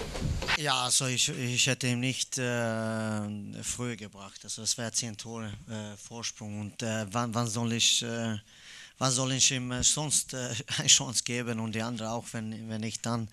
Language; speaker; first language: German; non-native, fluent; Swedish